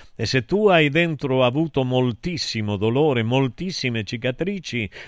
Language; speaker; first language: Italian; native; Italian